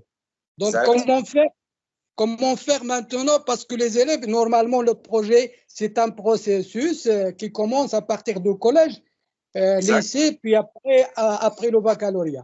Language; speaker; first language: French; non-native, local second language; Arabic